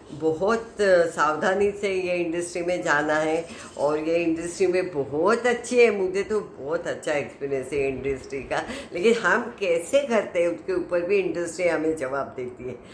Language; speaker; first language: Hindi; non-native, local second language; Marathi